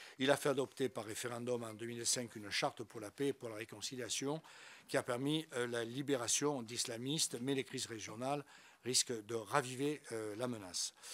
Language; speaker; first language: French; native; French